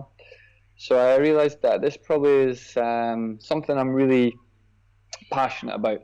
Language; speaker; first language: English; native; English